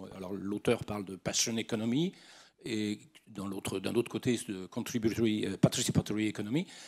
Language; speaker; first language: French; native; French